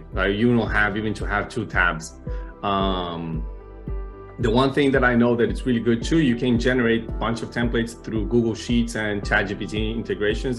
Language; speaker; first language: English; non-native, fluent; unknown